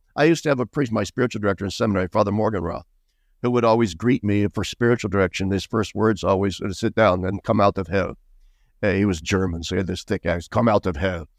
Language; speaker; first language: English; native; English